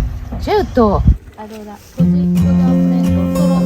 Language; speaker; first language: Italian; non-native, fluent; Japanese